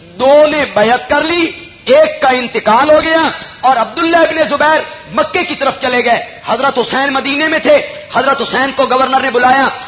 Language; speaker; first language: Urdu; non-native, local second language; Punjabi